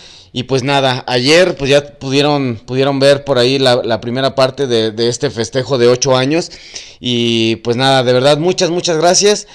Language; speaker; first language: Spanish; native; Spanish